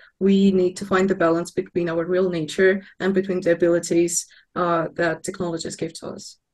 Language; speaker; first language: English; non-native, fluent; Russian